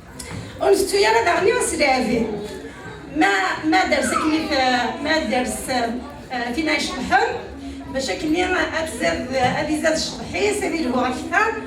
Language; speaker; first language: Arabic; non-native, local second language; Kabyle